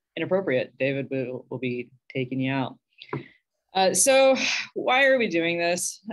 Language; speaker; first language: English; native; English